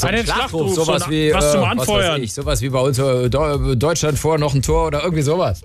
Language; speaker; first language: German; native; German